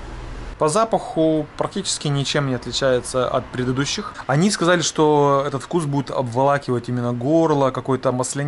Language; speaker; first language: Russian; native; Russian